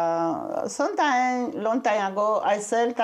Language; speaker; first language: English; non-native, learner; Spanish